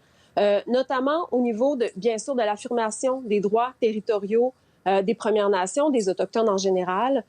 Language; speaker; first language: French; native; French